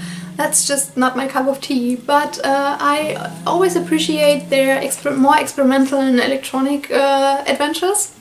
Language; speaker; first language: English; non-native, fluent; German